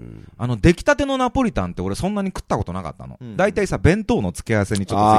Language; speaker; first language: Japanese; native; Japanese